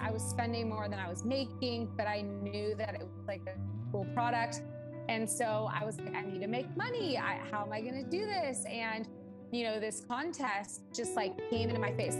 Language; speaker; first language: English; early bilingual, other home language; Portuguese